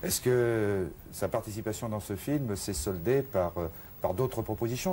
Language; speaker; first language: French; native; French